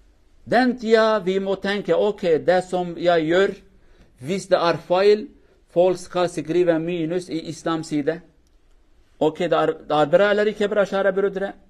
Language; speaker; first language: Norwegian; non-native, learner; Kurdish